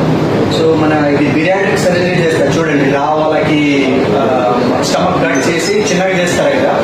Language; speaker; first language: Telugu; non-native, fluent; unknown